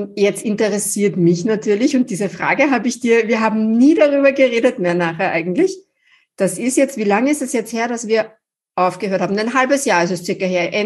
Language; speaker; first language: German; native; German